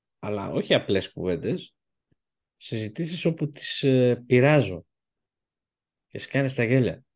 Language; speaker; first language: Greek; early bilingual, heritage; Greek